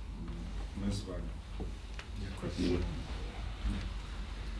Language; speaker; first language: Ukrainian; non-native, fluent; Polish